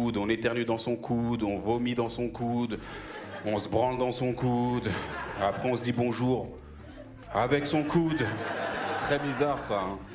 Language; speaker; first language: French; native; French